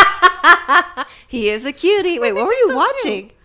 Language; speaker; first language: English; early bilingual, other home language; Chinese